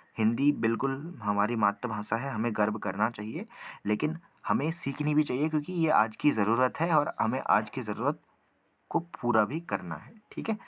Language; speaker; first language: Hindi; native; Hindi